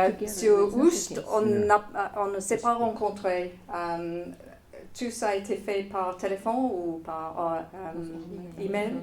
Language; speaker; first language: French; non-native, fluent; English